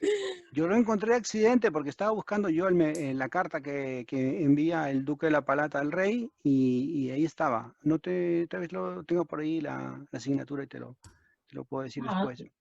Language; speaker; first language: Spanish; native; Spanish